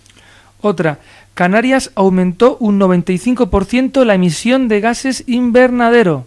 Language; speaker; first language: Spanish; native; Spanish